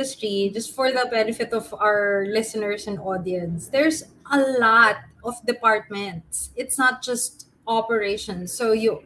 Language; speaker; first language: English; non-native, local second language; Filipino